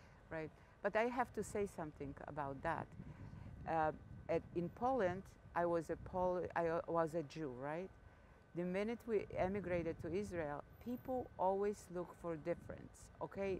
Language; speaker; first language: English; non-native, fluent; Polish